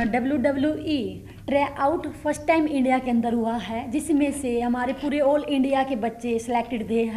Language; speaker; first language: Hindi; native; Hindi